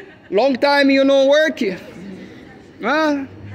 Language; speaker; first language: English; non-native, learner; Portuguese